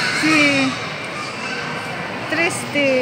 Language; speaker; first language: Italian; non-native, learner; Filipino